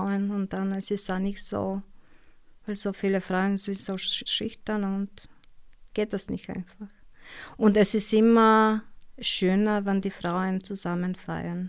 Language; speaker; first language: German; non-native, learner; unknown